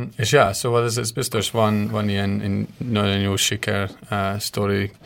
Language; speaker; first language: Hungarian; non-native, learner; English